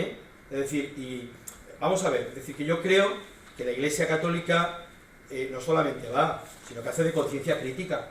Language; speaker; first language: Spanish; native; Spanish